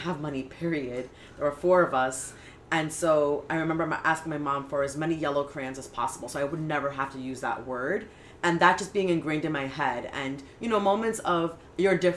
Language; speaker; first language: English; early bilingual, other home language; Spanish